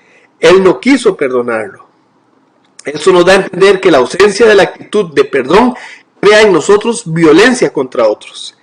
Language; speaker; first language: Spanish; native; Spanish